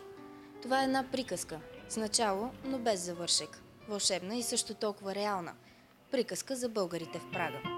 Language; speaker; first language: Bulgarian; native; Bulgarian